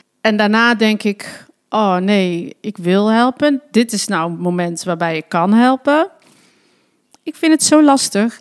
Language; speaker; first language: Dutch; native; Dutch